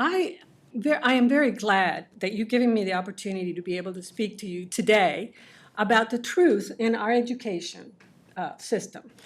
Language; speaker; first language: English; early bilingual, other home language; Spanish